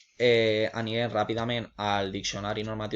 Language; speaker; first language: Catalan; non-native, local second language; Spanish